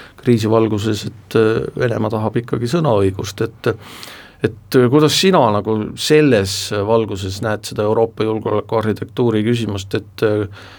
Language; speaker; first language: Estonian; native; Estonian